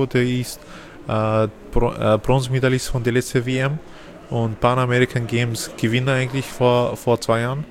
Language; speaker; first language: German; non-native, fluent; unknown